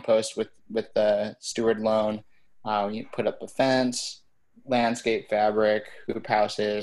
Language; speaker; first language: English; native; English